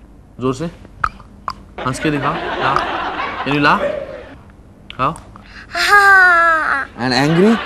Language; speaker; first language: Hindi; native; Hindi